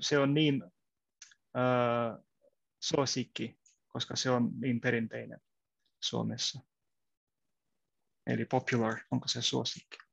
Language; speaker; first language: Finnish; non-native, learner; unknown